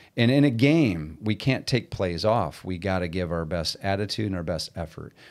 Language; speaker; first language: English; native; English